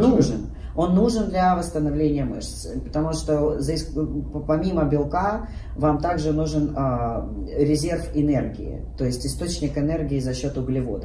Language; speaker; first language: Russian; native; Russian